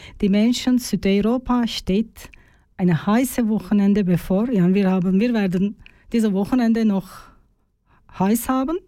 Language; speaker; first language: German; non-native, learner; Turkish